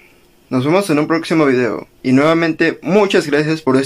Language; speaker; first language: Spanish; native; Spanish